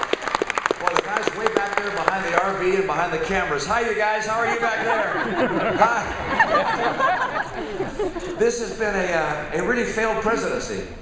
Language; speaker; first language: English; native; English